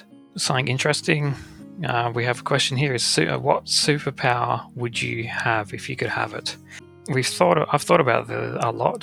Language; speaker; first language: English; native; English